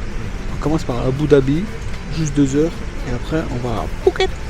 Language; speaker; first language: French; native; French